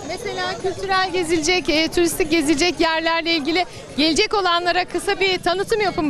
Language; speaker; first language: Turkish; native; Turkish